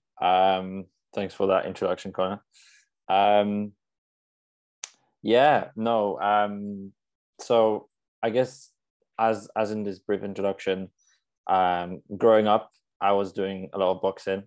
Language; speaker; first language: English; non-native, fluent; Polish